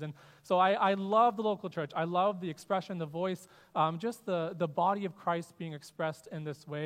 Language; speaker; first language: English; native; English